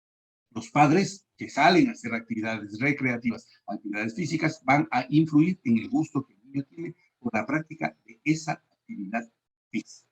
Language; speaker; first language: Spanish; native; Spanish